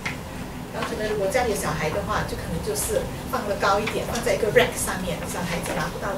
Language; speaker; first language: Chinese; native; Chinese